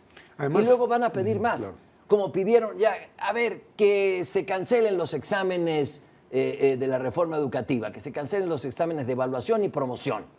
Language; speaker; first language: Spanish; native; Spanish